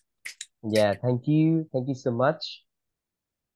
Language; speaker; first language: English; non-native, fluent; Vietnamese